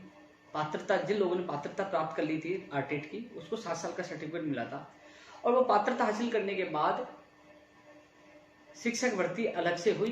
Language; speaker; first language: Hindi; native; Hindi